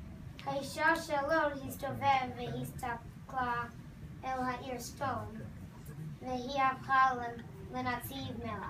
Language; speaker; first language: Hebrew; non-native, learner; English